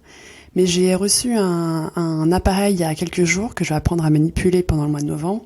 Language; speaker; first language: French; native; French